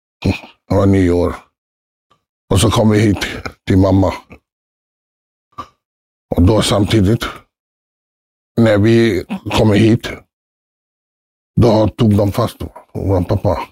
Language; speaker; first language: Swedish; early bilingual, other home language; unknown